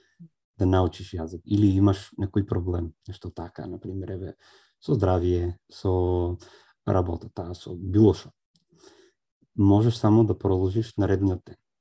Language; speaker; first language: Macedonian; non-native, fluent; English